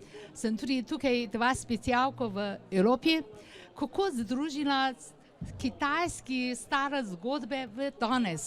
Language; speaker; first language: Slovenian; non-native, learner; Chinese